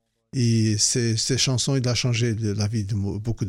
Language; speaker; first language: French; non-native, fluent; Portuguese